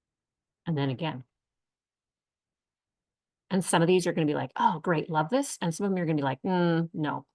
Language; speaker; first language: English; native; English